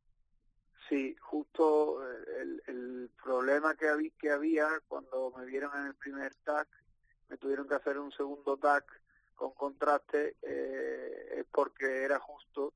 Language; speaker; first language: Spanish; native; Spanish